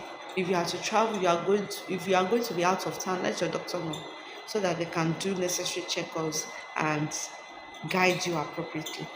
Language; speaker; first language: English; non-native, local second language; Yoruba